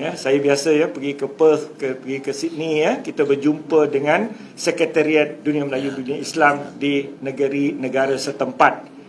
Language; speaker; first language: Malay; native; Malay